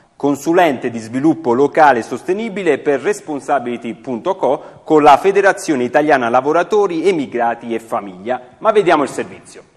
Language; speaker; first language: Italian; early bilingual, other home language; Spanish